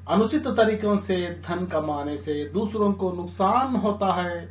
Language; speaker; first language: Hindi; non-native, local second language; Telugu